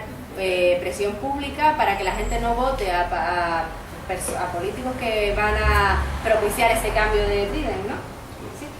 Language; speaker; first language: Spanish; native; Spanish